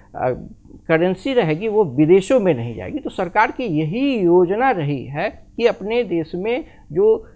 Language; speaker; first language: Hindi; native; Hindi